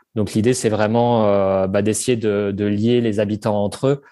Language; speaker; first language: French; native; French